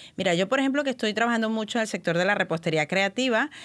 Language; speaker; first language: Spanish; native; Spanish